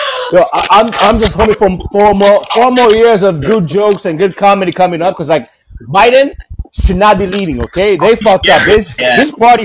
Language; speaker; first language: English; non-native, local second language; Swahili